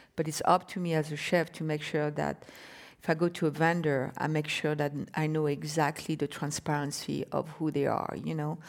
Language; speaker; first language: English; non-native, fluent; French